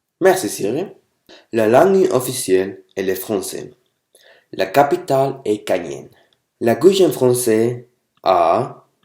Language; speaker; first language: French; non-native, learner; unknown